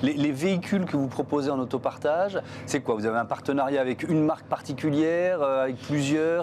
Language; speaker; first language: French; native; French